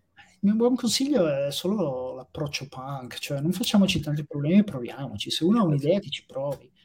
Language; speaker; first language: Italian; native; Italian